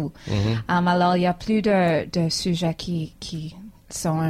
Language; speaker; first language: French; non-native, fluent; English